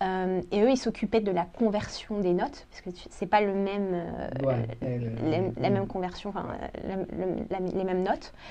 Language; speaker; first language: French; early bilingual, other home language; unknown